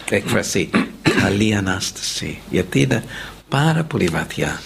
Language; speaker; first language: Greek; non-native, learner; English